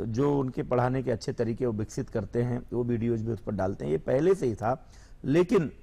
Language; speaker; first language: Hindi; native; Hindi